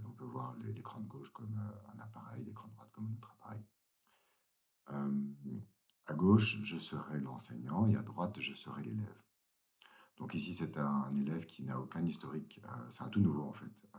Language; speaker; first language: French; native; French